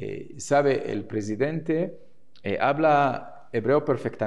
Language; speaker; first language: Spanish; non-native, fluent; Hebrew